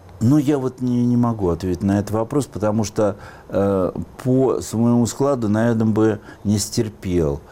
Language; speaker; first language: Russian; native; Russian